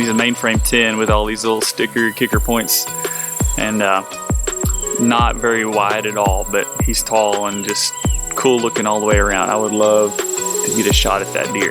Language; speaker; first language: English; native; English